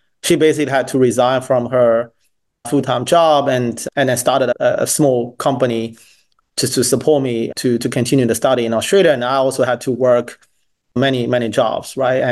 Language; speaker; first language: English; non-native, fluent; Chinese